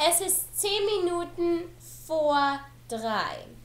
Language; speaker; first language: German; non-native, learner; English